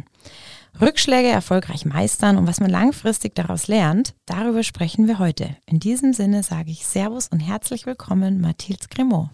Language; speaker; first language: German; native; German